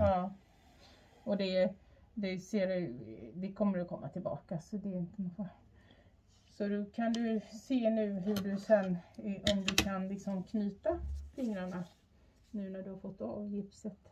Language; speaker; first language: Swedish; native; Swedish